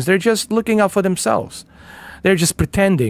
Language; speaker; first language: English; native; English